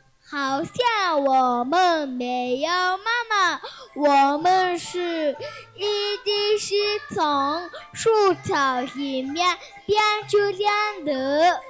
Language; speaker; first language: Chinese; non-native, learner; Mongolian